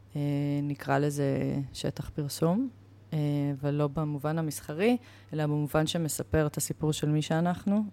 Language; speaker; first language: Hebrew; native; Hebrew